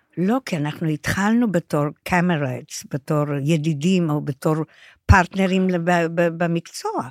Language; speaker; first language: Hebrew; non-native, fluent; Romanian